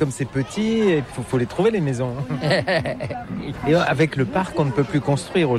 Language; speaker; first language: French; native; French